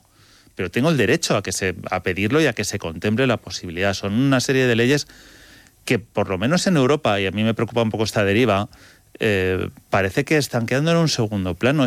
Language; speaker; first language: Spanish; native; Spanish